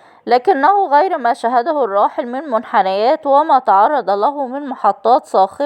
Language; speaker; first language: Arabic; native; Arabic